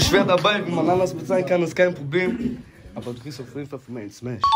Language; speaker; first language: German; native; German